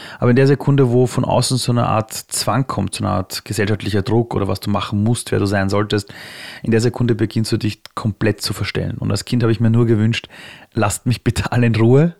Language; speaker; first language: German; early bilingual, other home language; Persian